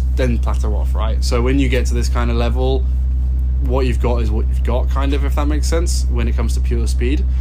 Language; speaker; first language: English; native; English